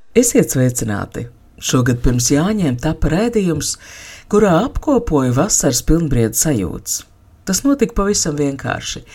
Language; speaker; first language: Latvian; native; Latvian